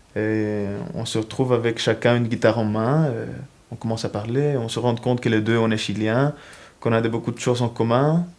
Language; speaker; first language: French; early bilingual, other home language; Spanish